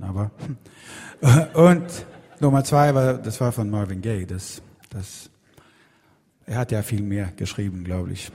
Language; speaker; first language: German; non-native, fluent; Swedish